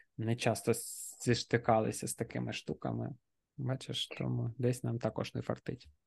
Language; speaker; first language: Ukrainian; non-native, local second language; Russian